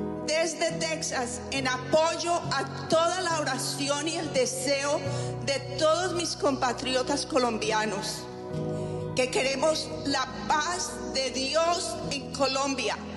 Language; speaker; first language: Spanish; native; Spanish